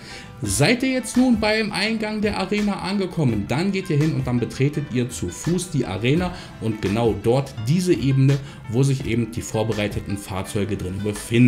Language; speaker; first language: German; native; German